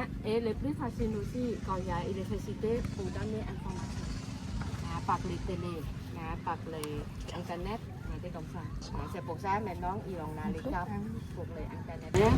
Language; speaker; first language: French; non-native, learner; Thai